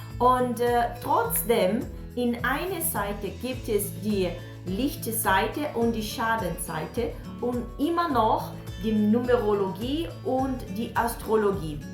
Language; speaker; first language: German; non-native, learner; Portuguese